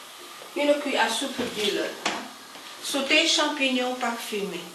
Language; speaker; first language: French; non-native, learner; Chinese